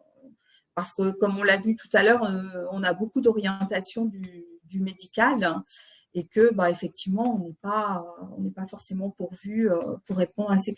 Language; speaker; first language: French; native; French